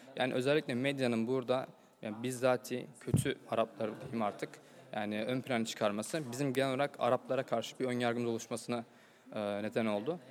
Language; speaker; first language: Turkish; native; Turkish